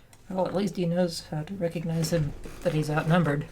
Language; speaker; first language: English; native; English